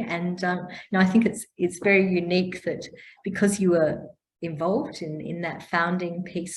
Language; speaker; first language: English; native; English